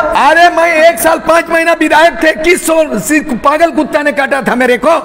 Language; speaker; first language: Hindi; non-native, local second language; Santali